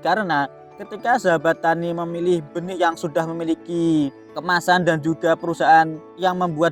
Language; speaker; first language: Indonesian; native; Indonesian